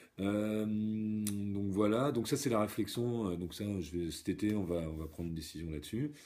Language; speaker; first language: French; native; French